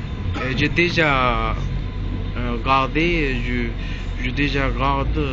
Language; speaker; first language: French; non-native, learner; Hindi